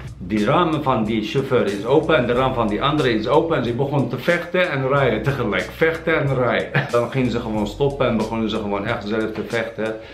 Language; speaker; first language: Dutch; non-native, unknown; Arabic